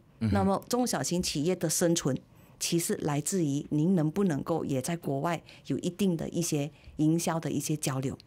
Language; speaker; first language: Chinese; native; Chinese